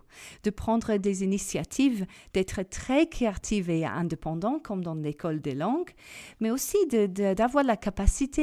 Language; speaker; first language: French; non-native, fluent; English